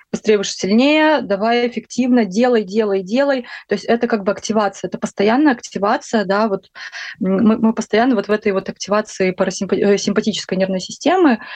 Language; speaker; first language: Russian; native; Russian